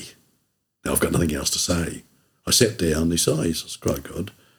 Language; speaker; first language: English; native; English